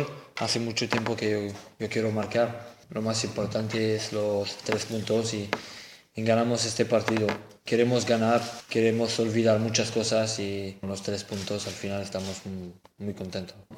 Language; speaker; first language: Spanish; non-native, fluent; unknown